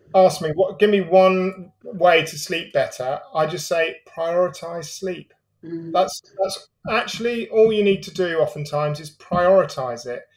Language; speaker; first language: English; native; English